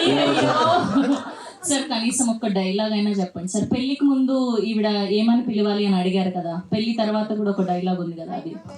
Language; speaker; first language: Telugu; native; Telugu